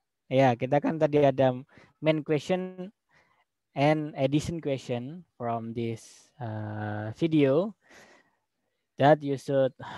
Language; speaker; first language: English; non-native, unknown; Indonesian